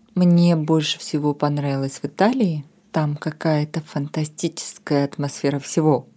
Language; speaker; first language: Russian; non-native, local second language; Armenian